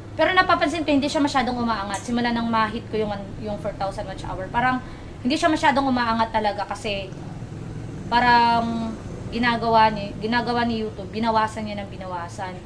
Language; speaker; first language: Filipino; non-native, local second language; Waray